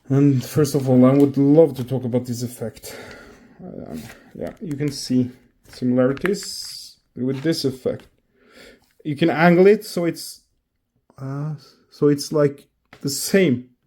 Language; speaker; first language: English; non-native, fluent; Norwegian